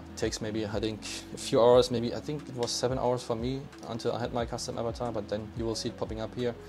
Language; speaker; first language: English; non-native, fluent; German